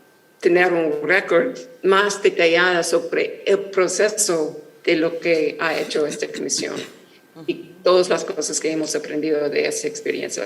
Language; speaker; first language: Spanish; non-native, fluent; English